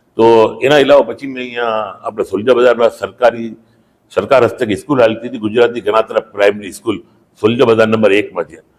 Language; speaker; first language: Gujarati; early bilingual, heritage; Gujarati